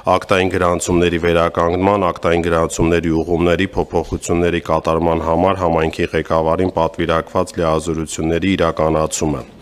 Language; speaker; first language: Armenian; native; Armenian